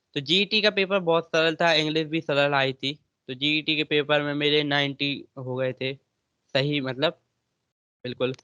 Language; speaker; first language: Hindi; native; Hindi